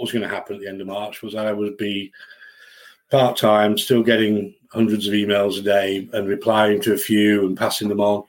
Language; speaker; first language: English; native; English